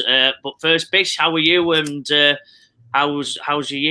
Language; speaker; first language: English; native; English